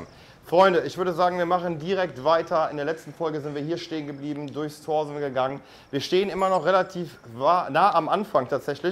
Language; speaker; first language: German; native; German